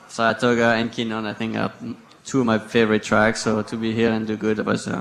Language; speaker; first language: English; non-native, fluent; French